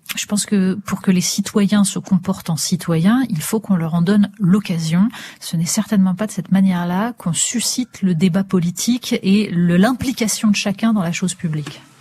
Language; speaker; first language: French; native; French